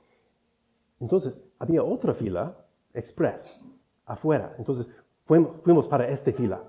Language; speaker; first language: Spanish; non-native, fluent; English